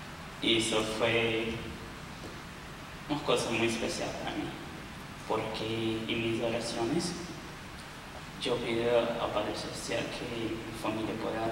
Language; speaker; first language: Spanish; non-native, learner; Portuguese